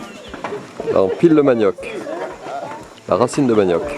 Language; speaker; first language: French; native; French